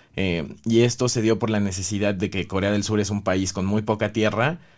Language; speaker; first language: Spanish; native; Spanish